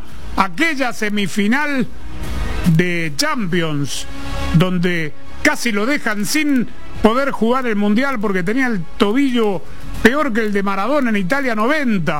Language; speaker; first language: Spanish; native; Spanish